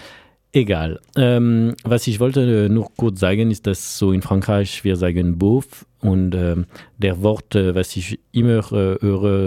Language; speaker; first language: German; non-native, fluent; French